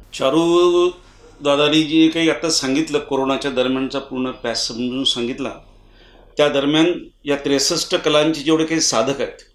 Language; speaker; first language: Marathi; native; Marathi